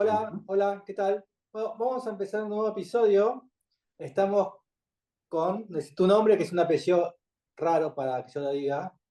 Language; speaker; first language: Spanish; native; Spanish